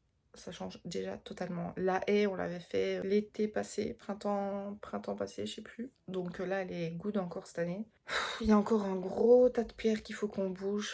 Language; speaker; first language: French; native; French